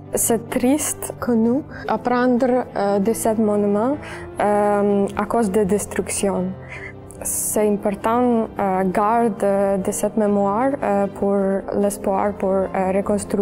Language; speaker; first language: French; non-native, learner; Ukrainian